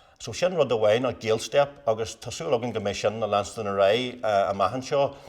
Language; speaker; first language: Irish; native; Irish